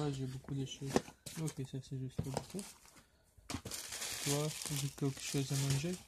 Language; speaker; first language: French; non-native, learner; Croatian